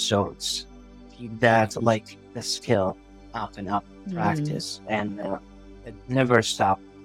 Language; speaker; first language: English; non-native, learner; Arabic